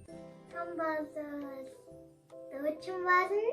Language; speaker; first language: Mongolian; early bilingual, heritage; Mongolian